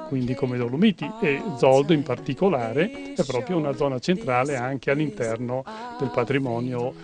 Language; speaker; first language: Italian; native; Italian